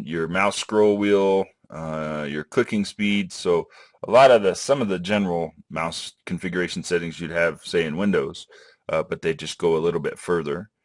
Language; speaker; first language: English; native; English